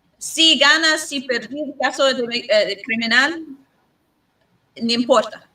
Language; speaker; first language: Spanish; non-native, learner; English